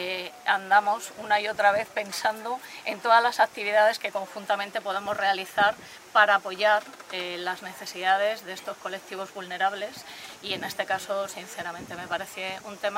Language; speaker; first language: Spanish; native; Spanish